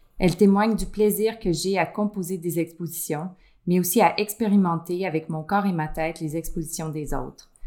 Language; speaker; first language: French; native; French